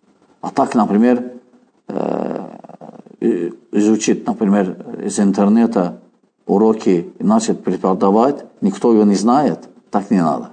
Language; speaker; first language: Russian; non-native, fluent; Azerbaijani